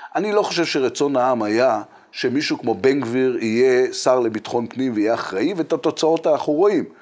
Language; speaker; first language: Hebrew; native; Hebrew